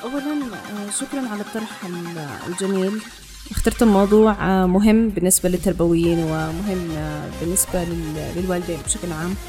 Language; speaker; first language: Arabic; native; Arabic